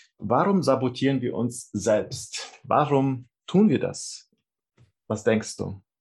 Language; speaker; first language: German; early bilingual, other home language; Russian